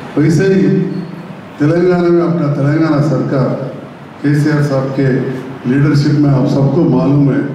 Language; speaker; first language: Urdu; non-native, local second language; Telugu